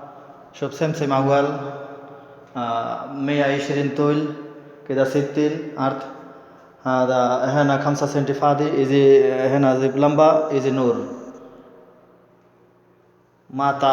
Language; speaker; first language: Arabic; non-native, learner; Bangla